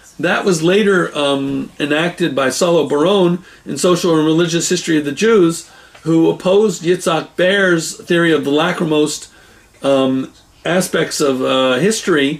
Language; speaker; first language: English; native; English